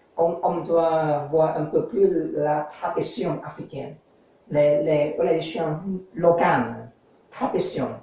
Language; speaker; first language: French; non-native, learner; English